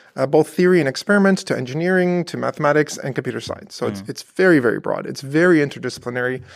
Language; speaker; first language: English; native; English